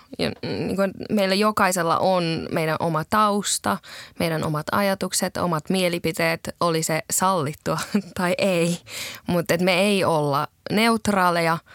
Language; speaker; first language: Finnish; native; Finnish